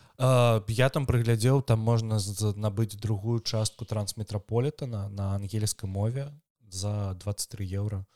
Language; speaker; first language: Belarusian; non-native, local second language; Russian